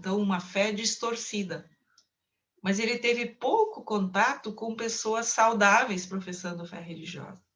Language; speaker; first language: Portuguese; non-native, local second language; German